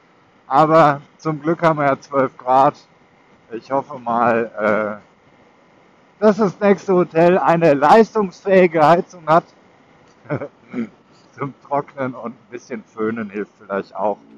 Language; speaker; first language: German; native; German